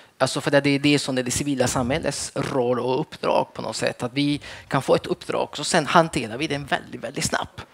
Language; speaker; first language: Swedish; early bilingual, other home language; Spanish